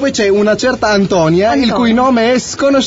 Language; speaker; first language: Italian; native; Italian